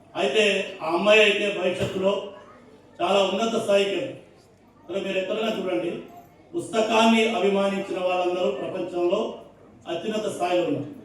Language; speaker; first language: Telugu; native; Telugu